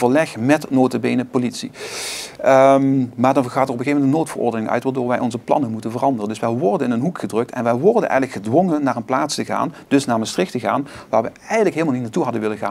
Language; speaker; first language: Dutch; native; Dutch